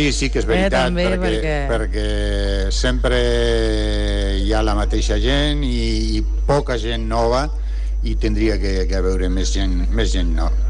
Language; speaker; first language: Catalan; non-native, local second language; Spanish